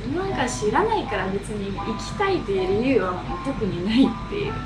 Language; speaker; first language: Japanese; non-native, fluent; Russian